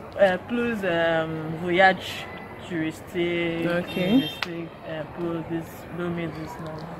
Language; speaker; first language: French; non-native, learner; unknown